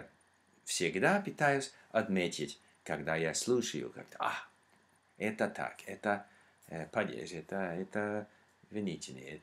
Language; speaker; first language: Russian; non-native, learner; English